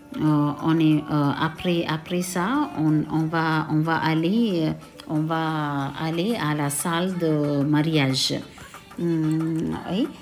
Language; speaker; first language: French; non-native, local second language; Tamil